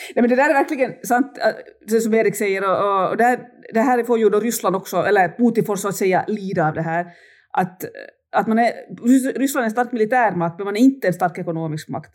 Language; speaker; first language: Swedish; native; Swedish